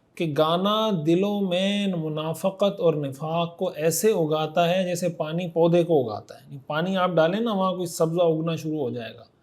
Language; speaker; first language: Urdu; native; Urdu